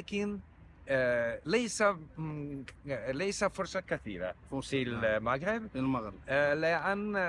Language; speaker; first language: Arabic; non-native, learner; English